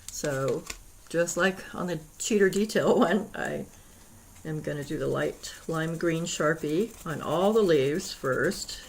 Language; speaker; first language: English; native; English